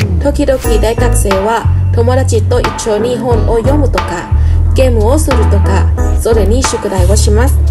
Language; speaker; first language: Japanese; non-native, learner; Thai